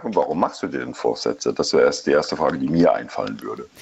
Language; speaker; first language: German; native; German